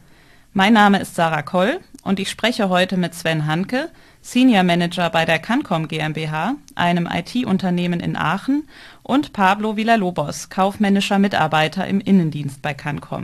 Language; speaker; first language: German; native; German